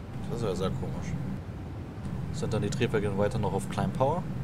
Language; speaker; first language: German; native; German